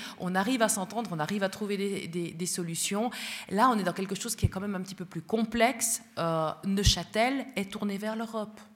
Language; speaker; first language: French; early bilingual, other home language; Spanish